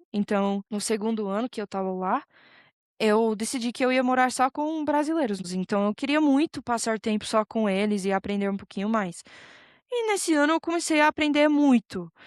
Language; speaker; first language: Portuguese; non-native, fluent; English